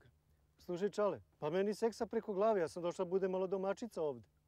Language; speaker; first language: Croatian; native; Croatian